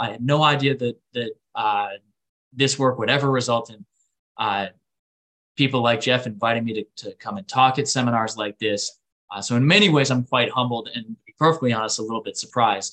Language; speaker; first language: English; native; English